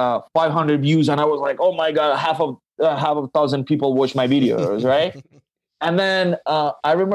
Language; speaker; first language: English; non-native, fluent; Ukrainian